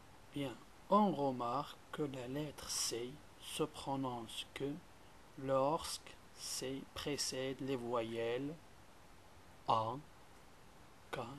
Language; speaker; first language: French; non-native, local second language; Arabic